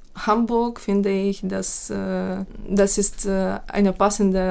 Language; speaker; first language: German; non-native, fluent; Ukrainian